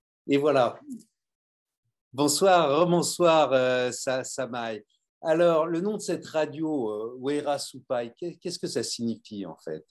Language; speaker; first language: French; native; French